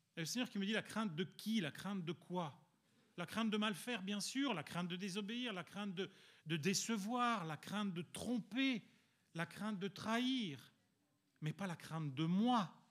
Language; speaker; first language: French; early bilingual, other home language; Italian